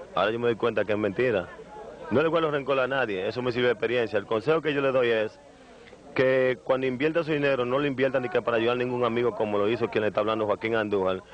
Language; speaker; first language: Spanish; native; Spanish